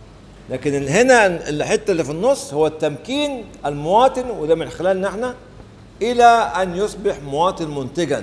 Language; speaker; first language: Arabic; native; Arabic